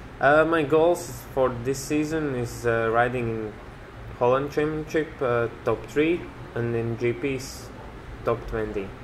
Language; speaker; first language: English; non-native, learner; Latvian